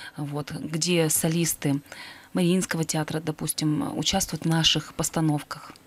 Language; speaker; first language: Russian; native; Russian